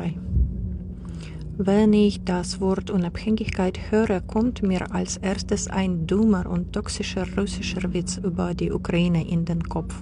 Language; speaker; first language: German; non-native, fluent; Ukrainian